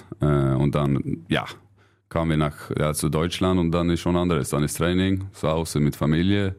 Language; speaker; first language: German; non-native, learner; Swedish